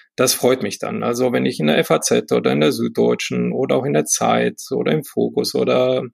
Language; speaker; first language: German; early bilingual, heritage; Romanian